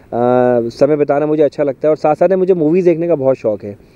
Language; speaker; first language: Hindi; native; Hindi